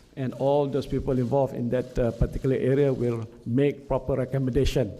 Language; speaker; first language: English; non-native, local second language; Malay